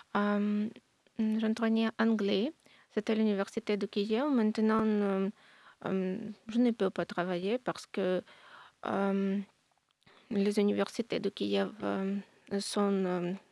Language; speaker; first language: French; non-native, learner; Ukrainian